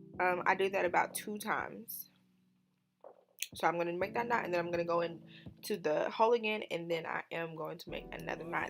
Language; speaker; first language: English; native; English